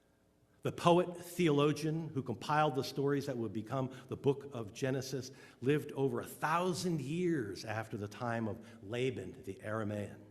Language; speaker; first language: English; native; English